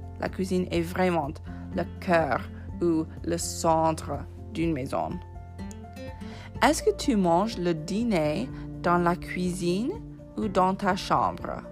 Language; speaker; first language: French; non-native, fluent; English